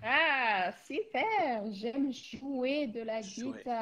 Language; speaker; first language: French; non-native, learner; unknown